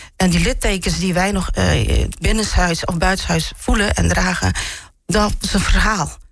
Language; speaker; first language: Dutch; early bilingual, other home language; Malay